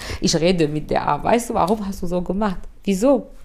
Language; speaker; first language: German; non-native, fluent; Arabic